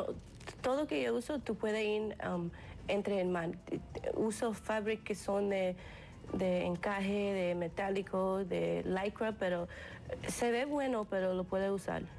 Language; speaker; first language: Spanish; early bilingual, heritage; English